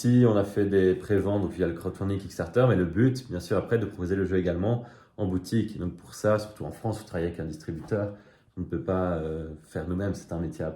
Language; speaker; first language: French; native; French